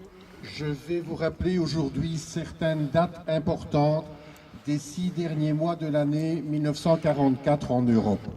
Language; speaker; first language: French; native; French